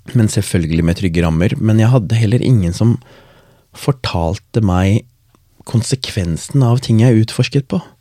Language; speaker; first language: Norwegian; non-native, local second language; Tamil